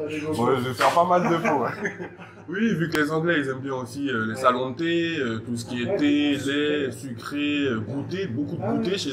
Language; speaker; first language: French; native; French